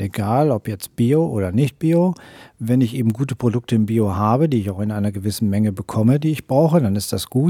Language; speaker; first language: German; native; German